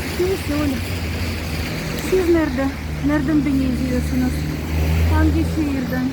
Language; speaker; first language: Turkish; non-native, fluent; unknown